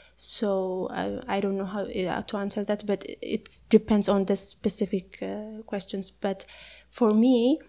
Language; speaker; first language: English; non-native, fluent; Amharic